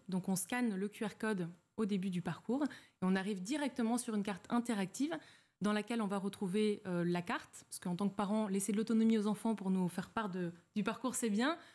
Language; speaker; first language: French; native; French